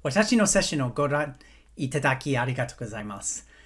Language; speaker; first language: Japanese; non-native, learner; English